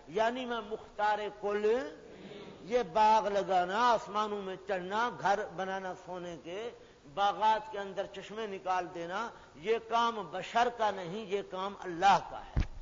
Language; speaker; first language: Urdu; non-native, local second language; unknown